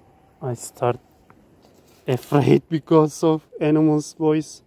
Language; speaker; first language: English; non-native, learner; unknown